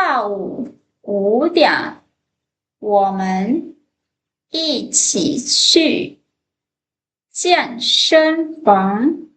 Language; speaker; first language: Chinese; non-native, fluent; Lao